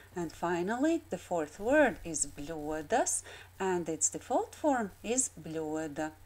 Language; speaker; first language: English; non-native, fluent; Latvian